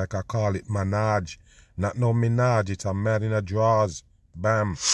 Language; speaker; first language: English; native; English